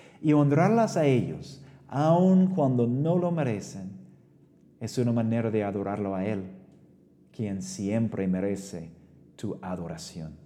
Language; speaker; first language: Spanish; non-native, fluent; English